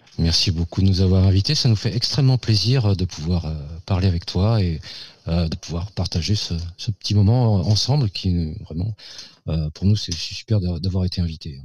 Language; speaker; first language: French; native; French